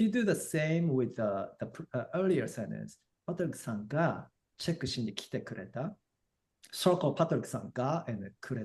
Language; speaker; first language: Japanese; non-native, fluent; English